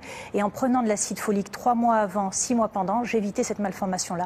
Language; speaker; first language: French; native; French